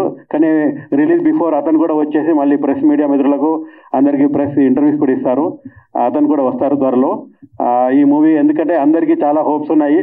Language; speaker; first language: Telugu; native; Telugu